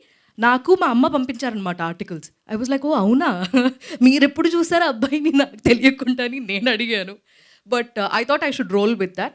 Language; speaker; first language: Telugu; non-native, fluent; Malayalam